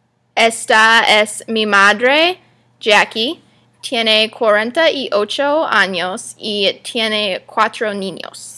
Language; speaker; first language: Spanish; non-native, learner; English